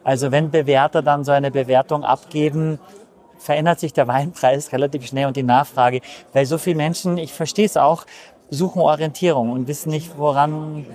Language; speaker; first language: German; native; German